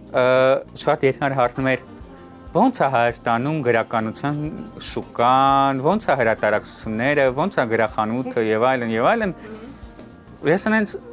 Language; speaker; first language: Armenian; native; Armenian